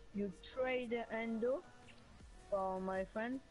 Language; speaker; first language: English; non-native, learner; French